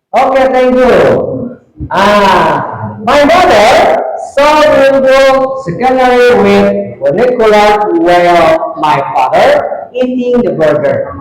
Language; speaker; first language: English; non-native, learner; Indonesian